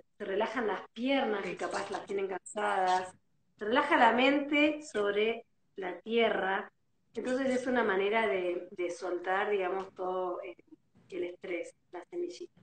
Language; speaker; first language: Spanish; native; Spanish